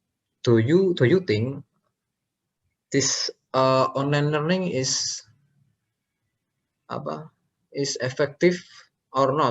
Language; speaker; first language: English; non-native, learner; Indonesian